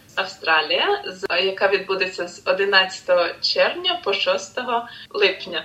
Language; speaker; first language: Ukrainian; native; Ukrainian